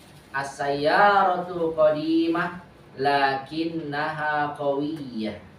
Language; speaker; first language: Arabic; non-native, learner; Indonesian